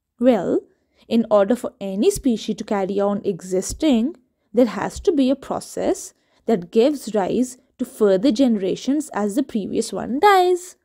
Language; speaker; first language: English; non-native, local second language; Urdu